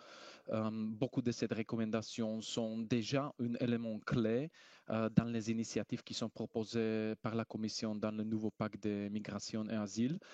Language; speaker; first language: French; non-native, fluent; Slovak